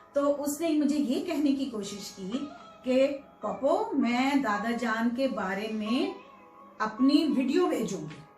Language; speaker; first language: Urdu; native; Urdu